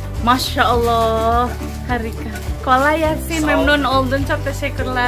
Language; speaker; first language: Turkish; non-native, learner; Indonesian